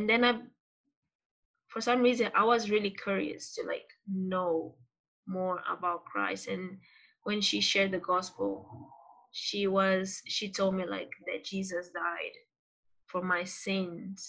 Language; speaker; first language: English; non-native, fluent; Portuguese